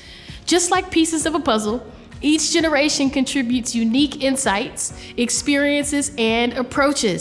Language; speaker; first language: English; native; English